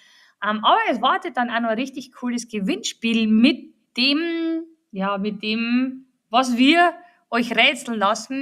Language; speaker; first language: German; native; German